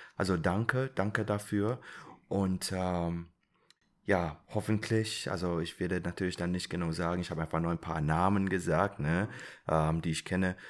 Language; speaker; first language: German; non-native, fluent; English